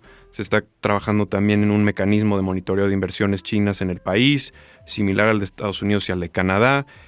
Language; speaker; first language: Spanish; native; Spanish